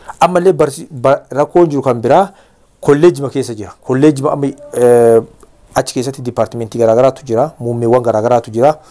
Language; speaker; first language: Oromo; native; Oromo